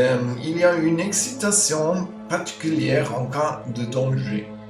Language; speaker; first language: French; non-native, fluent; German